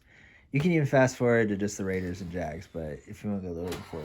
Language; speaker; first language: English; native; English